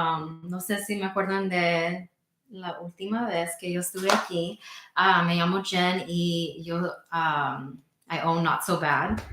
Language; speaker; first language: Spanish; early bilingual, heritage; Spanish